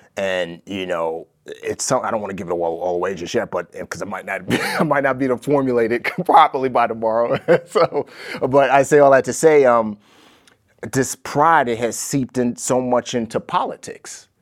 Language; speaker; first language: English; native; English